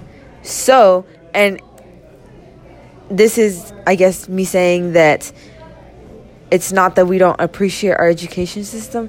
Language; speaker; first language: English; native; English